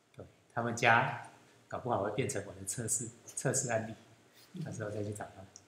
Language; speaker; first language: Chinese; native; Chinese